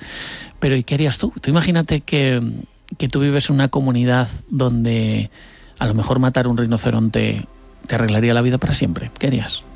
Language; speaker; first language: Spanish; native; Spanish